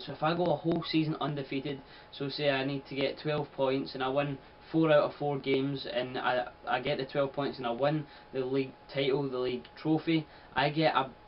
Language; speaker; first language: English; native; English